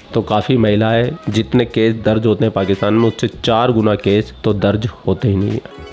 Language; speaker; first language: Hindi; native; Hindi